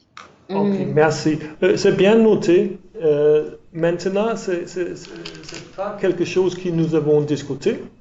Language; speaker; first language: French; non-native, learner; English